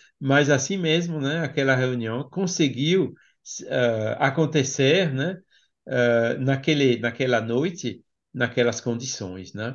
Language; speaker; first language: Portuguese; non-native, fluent; French